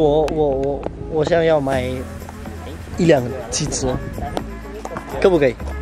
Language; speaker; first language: Chinese; non-native, learner; Indonesian